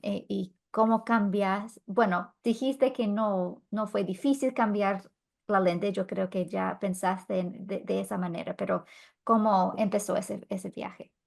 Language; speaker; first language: Spanish; non-native, fluent; English